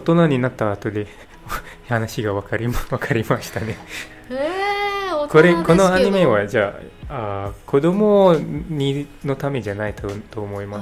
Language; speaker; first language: Japanese; non-native, learner; English